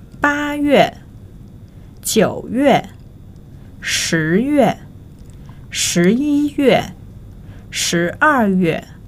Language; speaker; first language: Chinese; non-native, fluent; Thai